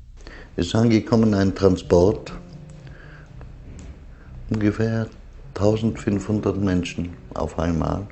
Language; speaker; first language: German; non-native, learner; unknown